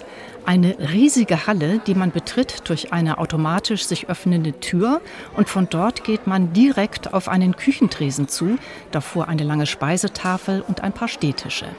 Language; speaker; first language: German; native; German